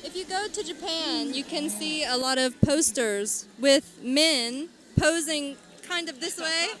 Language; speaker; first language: English; non-native, fluent; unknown